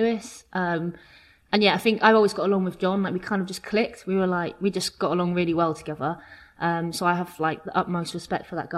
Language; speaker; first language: English; native; English